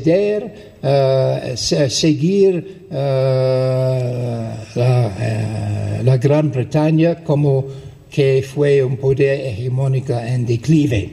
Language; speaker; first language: Spanish; non-native, fluent; English